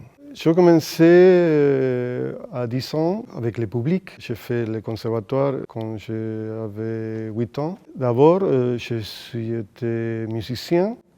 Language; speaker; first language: French; non-native, fluent; Spanish